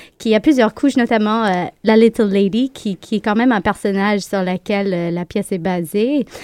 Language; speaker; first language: French; native; French